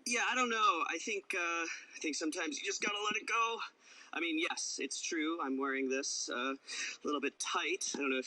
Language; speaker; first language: English; native; English